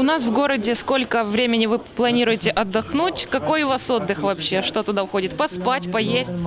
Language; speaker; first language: Russian; non-native, local second language; Ukrainian